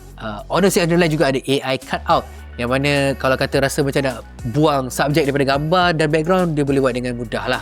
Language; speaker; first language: Malay; native; Malay